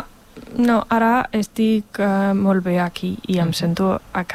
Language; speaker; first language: Catalan; non-native, fluent; German